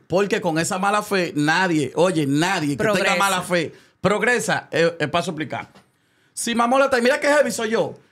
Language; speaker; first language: Spanish; native; Spanish